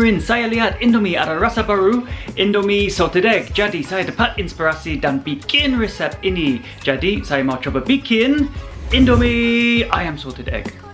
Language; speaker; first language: Indonesian; non-native, fluent; English